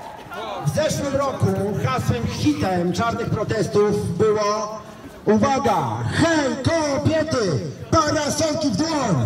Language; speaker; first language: Polish; native; Polish